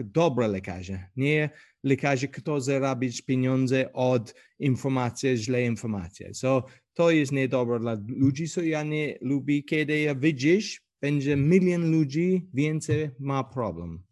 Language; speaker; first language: Polish; non-native, learner; English